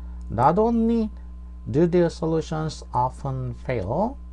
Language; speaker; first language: English; non-native, fluent; Korean